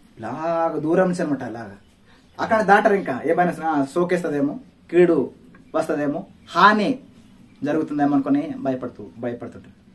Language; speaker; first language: Telugu; non-native, local second language; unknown